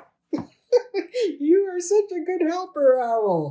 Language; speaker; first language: English; native; English